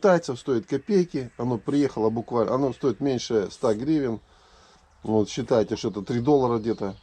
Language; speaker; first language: Russian; native; Russian